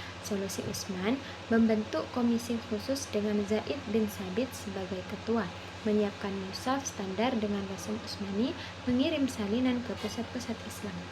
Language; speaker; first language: Indonesian; non-native, local second language; Madurese